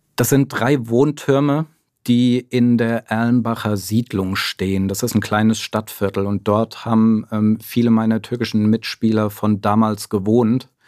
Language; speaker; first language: German; native; German